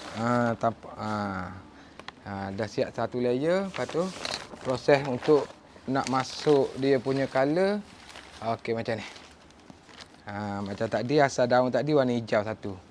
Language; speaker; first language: Malay; native; Malay